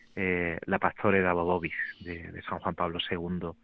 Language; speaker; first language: Spanish; native; Spanish